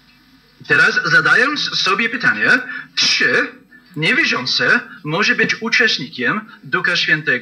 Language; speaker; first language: Polish; non-native, fluent; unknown